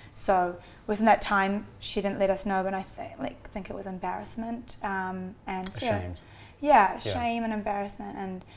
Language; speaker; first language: English; native; English